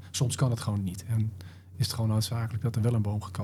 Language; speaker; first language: Dutch; native; Dutch